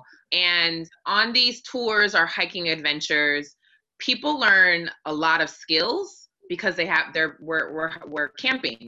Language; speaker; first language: English; native; English